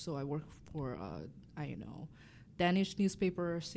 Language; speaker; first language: English; non-native, fluent; Chinese